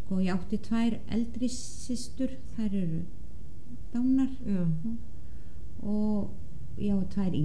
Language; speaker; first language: Icelandic; non-native, fluent; Danish